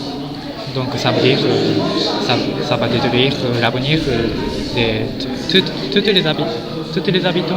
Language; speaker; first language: French; non-native, fluent; Japanese